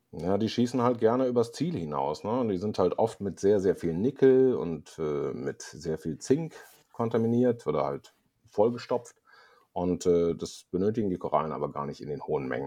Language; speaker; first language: German; native; German